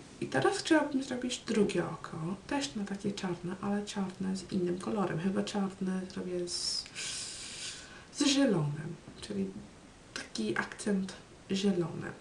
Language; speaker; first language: Polish; early bilingual, heritage; Polish